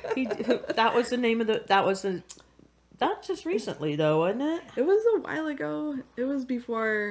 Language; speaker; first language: English; native; English